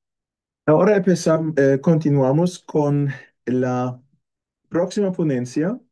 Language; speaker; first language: Spanish; non-native, fluent; German